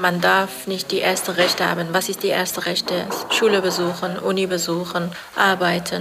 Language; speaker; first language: German; non-native, learner; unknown